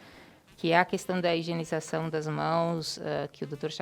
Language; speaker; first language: Portuguese; native; Portuguese